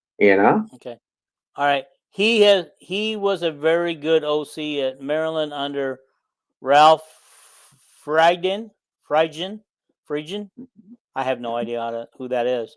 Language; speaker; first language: English; native; English